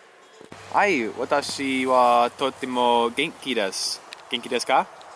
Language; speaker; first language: Japanese; non-native, learner; English